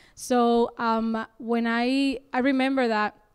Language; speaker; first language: English; non-native, fluent; Spanish